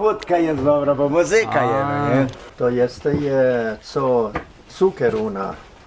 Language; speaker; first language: Polish; early bilingual, heritage; Polish